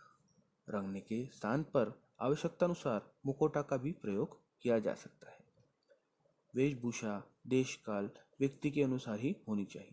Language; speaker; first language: Hindi; non-native, local second language; Marathi